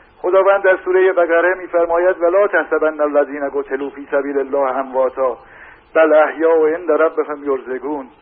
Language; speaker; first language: Persian; non-native, local second language; Azerbaijani